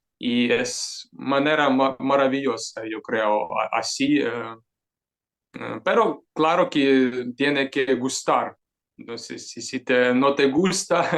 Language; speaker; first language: Spanish; non-native, fluent; Ukrainian